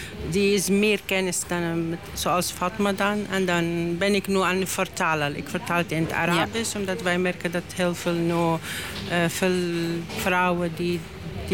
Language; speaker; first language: Dutch; non-native, learner; Arabic